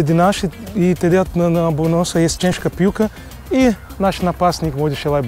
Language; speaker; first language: Polish; non-native, learner; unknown